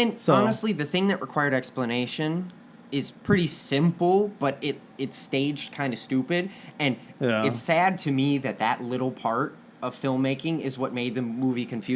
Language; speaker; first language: English; native; English